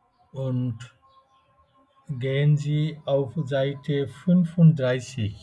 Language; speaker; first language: German; non-native, fluent; Bangla